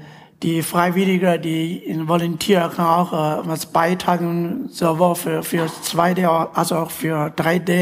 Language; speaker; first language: German; non-native, fluent; Chinese